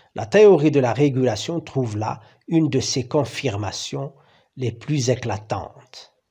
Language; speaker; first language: French; non-native, local second language; Arabic